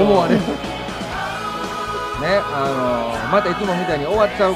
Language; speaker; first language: Japanese; native; Japanese